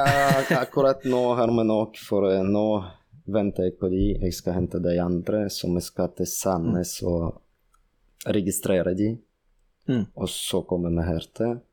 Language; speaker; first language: Norwegian; non-native, fluent; Russian